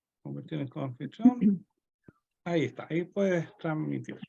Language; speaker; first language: Spanish; native; Spanish